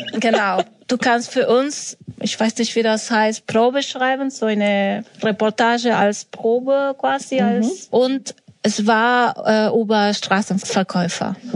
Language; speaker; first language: German; non-native, fluent; Spanish